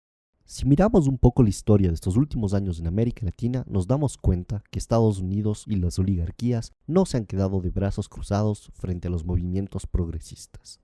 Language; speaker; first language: Spanish; native; Spanish